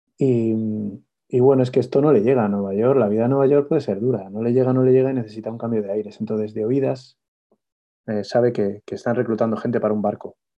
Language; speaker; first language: Spanish; native; Spanish